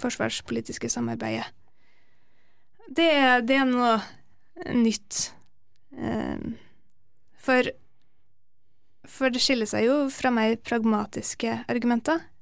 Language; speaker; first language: Norwegian; native; Norwegian